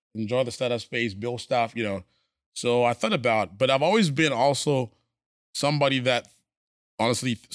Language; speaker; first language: English; non-native, local second language; Akan